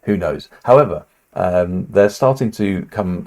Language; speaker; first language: English; native; English